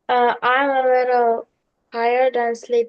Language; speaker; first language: English; non-native, learner; Korean